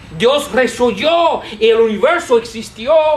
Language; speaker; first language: Spanish; non-native, fluent; English